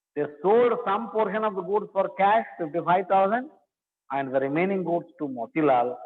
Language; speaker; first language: English; non-native, local second language; Kannada